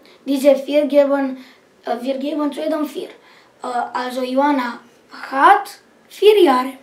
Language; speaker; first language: German; non-native, learner; Romanian